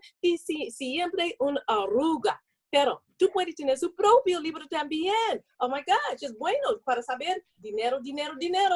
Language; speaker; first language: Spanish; non-native, learner; English